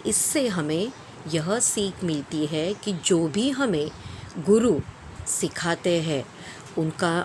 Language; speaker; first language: Hindi; non-native, local second language; Marathi